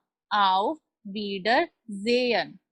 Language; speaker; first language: German; non-native, fluent; Hindi